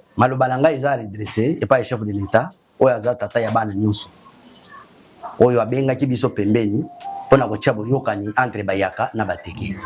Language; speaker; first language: Lingala; non-native, local second language; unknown